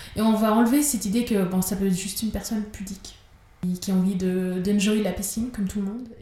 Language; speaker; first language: French; native; French